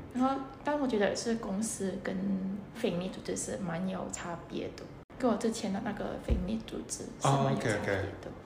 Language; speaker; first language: Chinese; non-native, fluent; Indonesian